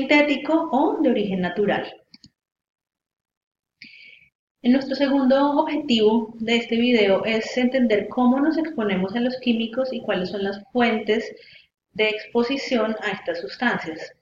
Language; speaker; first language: Spanish; native; Spanish